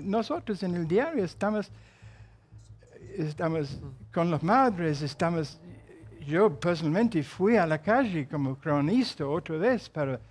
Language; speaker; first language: Spanish; non-native, fluent; English